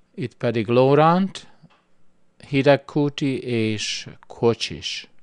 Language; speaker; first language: Hungarian; early bilingual, heritage; Hungarian